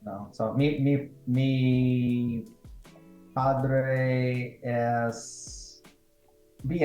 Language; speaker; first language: Spanish; non-native, learner; English